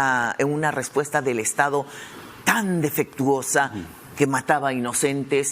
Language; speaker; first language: Spanish; native; Spanish